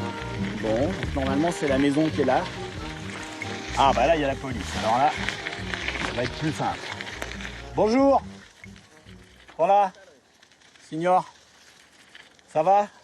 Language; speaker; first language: French; native; French